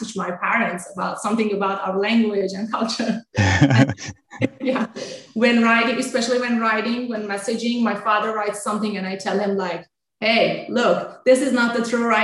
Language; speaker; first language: English; non-native, fluent; Azerbaijani